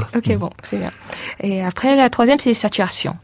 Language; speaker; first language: French; non-native, fluent; English